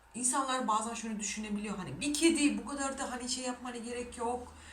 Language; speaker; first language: Turkish; non-native, fluent; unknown